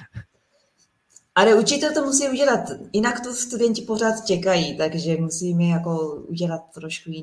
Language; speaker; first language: Czech; non-native, learner; Japanese